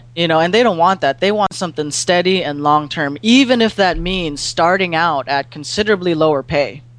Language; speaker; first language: English; non-native, local second language; Filipino